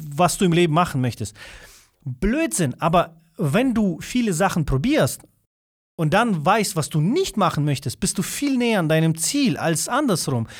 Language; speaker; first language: German; non-native, fluent; Russian